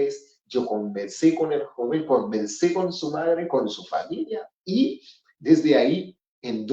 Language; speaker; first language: Spanish; non-native, fluent; Haitian Creole